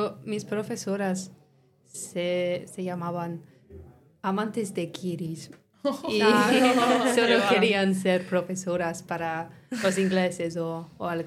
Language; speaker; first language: Spanish; non-native, learner; English